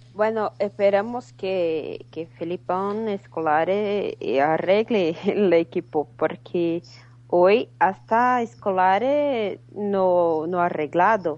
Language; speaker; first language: Spanish; non-native, fluent; Portuguese